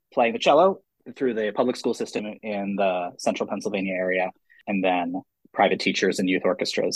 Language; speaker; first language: English; native; English